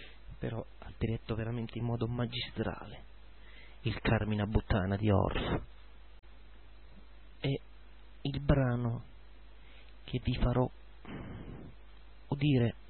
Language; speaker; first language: Italian; native; Italian